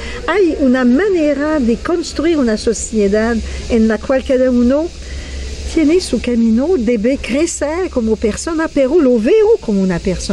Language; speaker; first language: Spanish; non-native, fluent; French